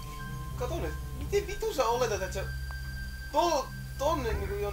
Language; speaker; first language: Finnish; native; Finnish